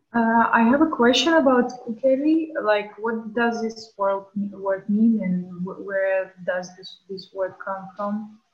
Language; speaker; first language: English; non-native, fluent; Bulgarian